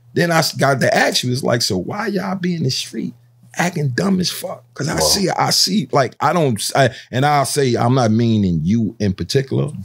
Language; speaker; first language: English; native; English